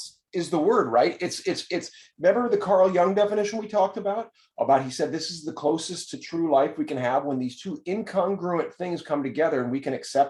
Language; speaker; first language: English; native; English